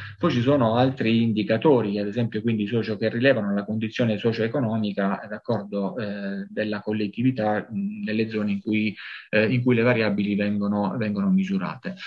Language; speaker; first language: Italian; native; Italian